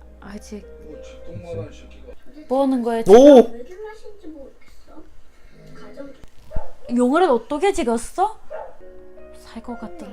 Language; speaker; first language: Korean; non-native, learner; Turkish